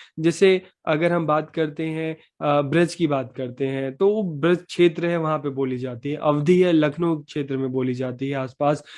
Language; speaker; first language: Hindi; native; Hindi